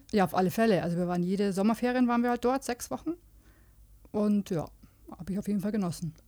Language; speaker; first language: German; native; German